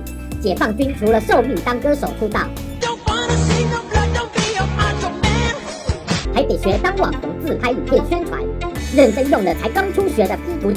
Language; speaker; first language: Chinese; native; Chinese